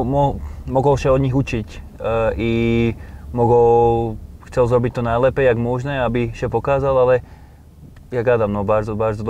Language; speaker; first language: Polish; non-native, learner; Slovak